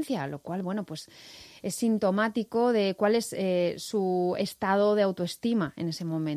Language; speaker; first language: Spanish; native; Spanish